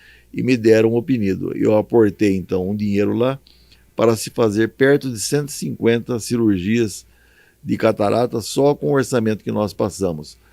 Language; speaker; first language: Portuguese; native; Portuguese